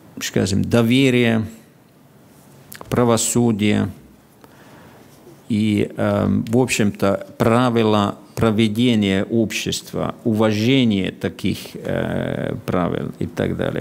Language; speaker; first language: Russian; non-native, fluent; Finnish